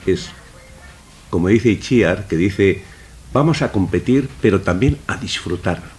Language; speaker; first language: Spanish; non-native, local second language; Basque